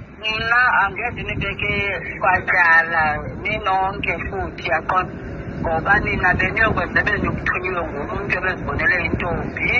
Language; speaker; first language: Zulu; non-native, local second language; Xhosa